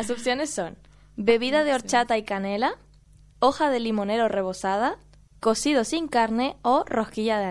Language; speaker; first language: Spanish; native; Spanish